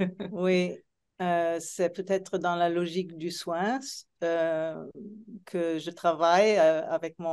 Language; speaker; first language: French; non-native, fluent; Italian